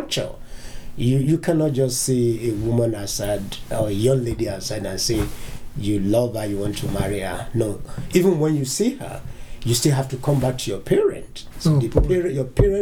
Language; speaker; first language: English; non-native, local second language; Yoruba